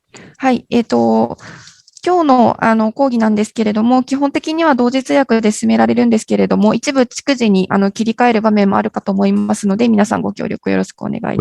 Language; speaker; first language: Japanese; native; Japanese